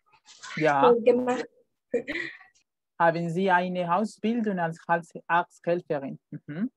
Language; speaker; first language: German; non-native, fluent; Spanish